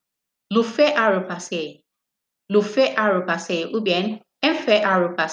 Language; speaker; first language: French; non-native, fluent; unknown